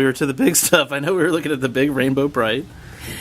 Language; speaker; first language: English; native; English